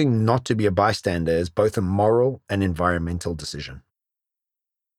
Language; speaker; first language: English; native; English